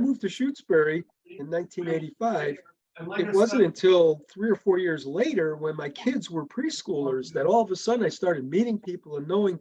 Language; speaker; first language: English; native; English